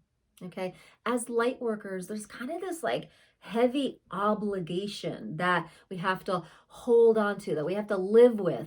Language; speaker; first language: English; native; English